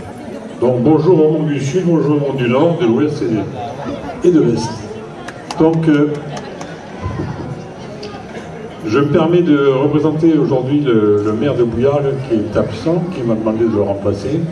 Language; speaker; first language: French; native; French